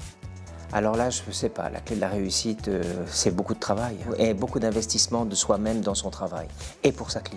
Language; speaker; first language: French; native; French